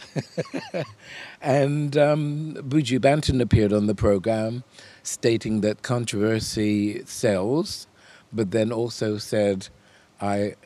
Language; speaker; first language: English; native; English